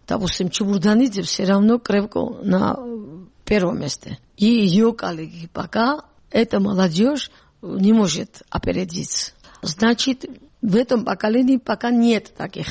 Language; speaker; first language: Russian; non-native, local second language; Georgian